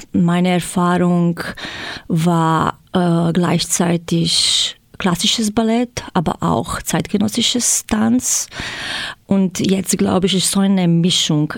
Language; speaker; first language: German; non-native, fluent; Croatian